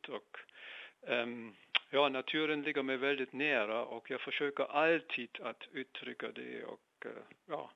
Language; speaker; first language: Swedish; non-native, fluent; German